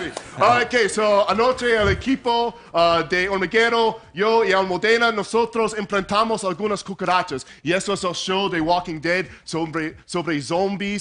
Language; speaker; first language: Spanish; non-native, fluent; English